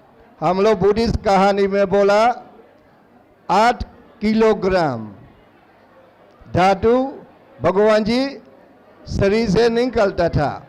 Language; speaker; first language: Hindi; non-native, learner; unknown